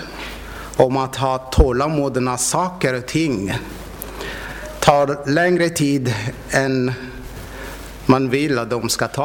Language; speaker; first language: Swedish; non-native, fluent; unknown